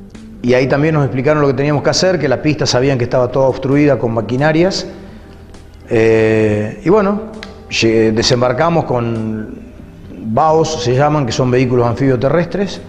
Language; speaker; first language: Spanish; native; Spanish